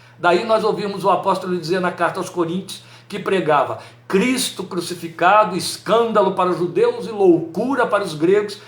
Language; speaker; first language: Portuguese; native; Portuguese